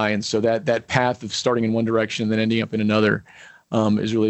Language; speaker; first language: English; native; English